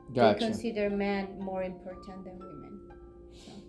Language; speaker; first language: English; non-native, fluent; Spanish